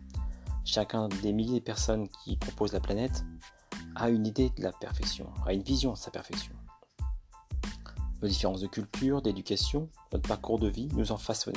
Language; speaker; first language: French; native; French